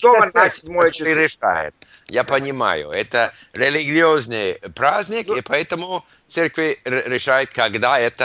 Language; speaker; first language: Russian; non-native, learner; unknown